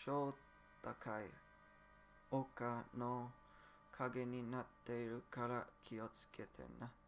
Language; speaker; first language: Japanese; non-native, learner; English